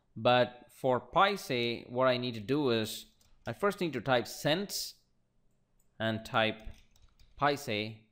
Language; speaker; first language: English; non-native, local second language; Malayalam